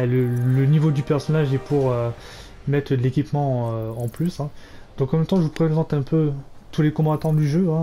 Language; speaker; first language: French; native; French